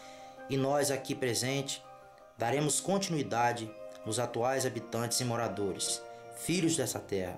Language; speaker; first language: Portuguese; native; Portuguese